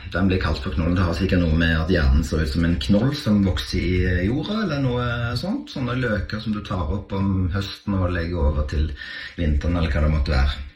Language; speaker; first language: Norwegian; native; Norwegian